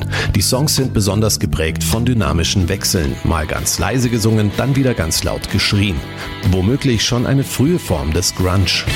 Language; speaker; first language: German; native; German